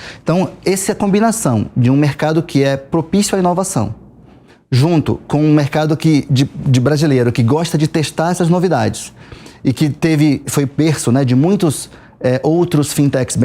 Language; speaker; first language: Portuguese; native; Portuguese